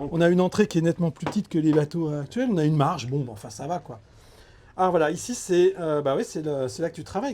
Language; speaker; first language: French; native; French